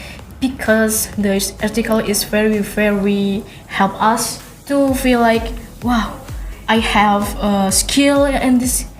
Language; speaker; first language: English; non-native, learner; Indonesian